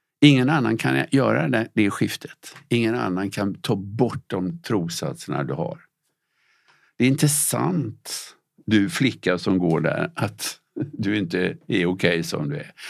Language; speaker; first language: Swedish; native; Swedish